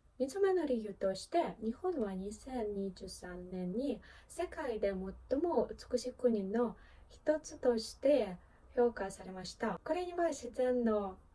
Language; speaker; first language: Japanese; non-native, fluent; Ukrainian